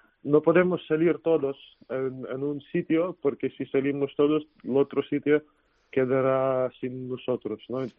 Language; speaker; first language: Spanish; non-native, fluent; Ukrainian